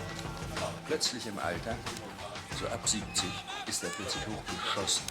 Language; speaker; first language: German; native; German